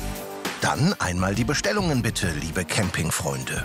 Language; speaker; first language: German; native; German